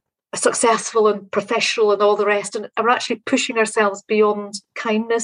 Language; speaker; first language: English; native; English